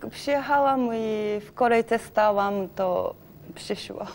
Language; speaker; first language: Polish; non-native, learner; Japanese